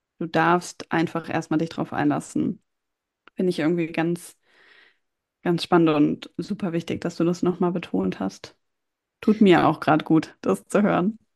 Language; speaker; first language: German; native; German